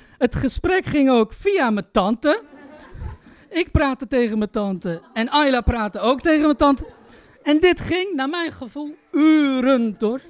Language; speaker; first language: Dutch; early bilingual, other home language; Turkish